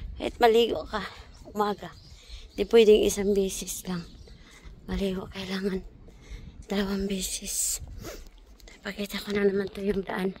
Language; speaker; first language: Filipino; non-native, local second language; Cebuano